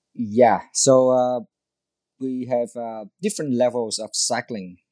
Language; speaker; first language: English; non-native, learner; Vietnamese